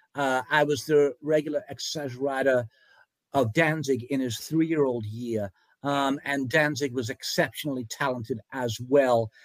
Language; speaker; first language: English; native; English